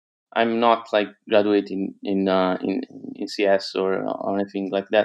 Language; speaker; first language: English; non-native, fluent; Italian